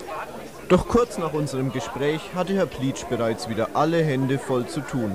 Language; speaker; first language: German; native; German